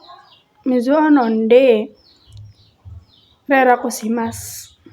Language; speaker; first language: Japanese; non-native, learner; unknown